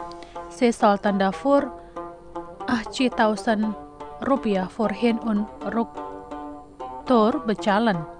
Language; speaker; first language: German; non-native, fluent; Indonesian